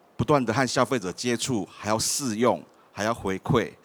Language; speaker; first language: Chinese; native; Chinese